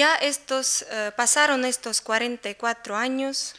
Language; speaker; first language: Spanish; non-native, learner; Russian